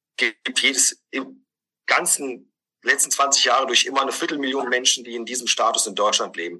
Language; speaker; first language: German; early bilingual, other home language; Greek